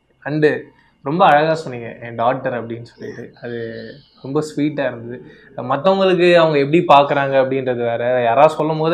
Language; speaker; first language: Tamil; native; Tamil